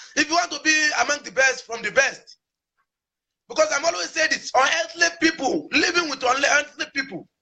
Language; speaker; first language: English; non-native, local second language; Yoruba